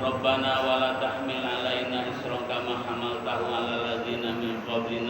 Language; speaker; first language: Indonesian; native; Indonesian